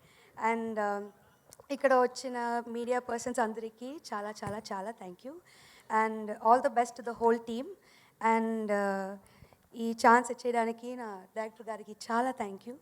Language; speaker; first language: Telugu; non-native, learner; Tamil